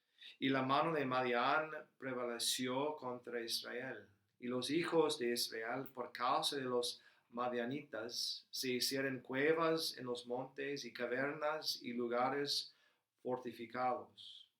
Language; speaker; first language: Spanish; non-native, fluent; English